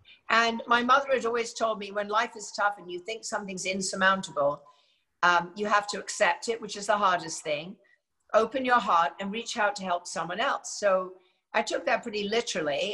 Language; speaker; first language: English; native; English